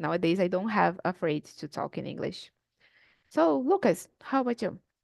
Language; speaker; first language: English; non-native, learner; Portuguese